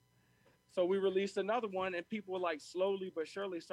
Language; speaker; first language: English; native; English